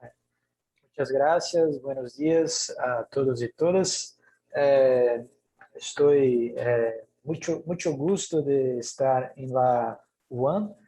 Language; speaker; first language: Spanish; non-native, fluent; Portuguese